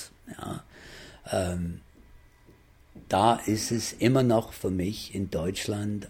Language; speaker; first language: German; non-native, fluent; English